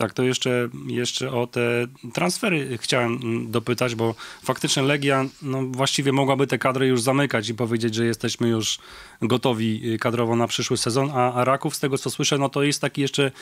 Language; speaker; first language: Polish; native; Polish